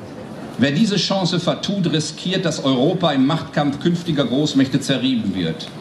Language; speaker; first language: German; native; German